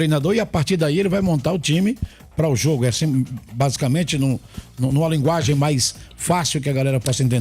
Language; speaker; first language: Portuguese; native; Portuguese